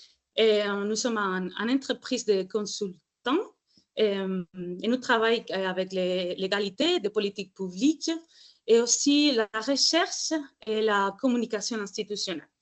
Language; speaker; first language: French; non-native, fluent; Spanish